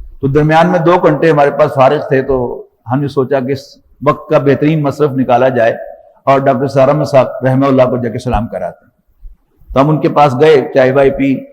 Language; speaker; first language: Urdu; non-native, local second language; Punjabi